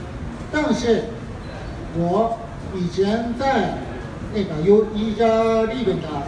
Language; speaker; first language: Chinese; non-native, fluent; Japanese